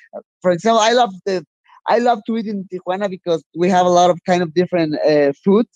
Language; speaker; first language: English; non-native, learner; Spanish